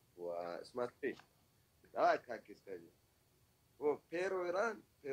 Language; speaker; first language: Russian; non-native, learner; Persian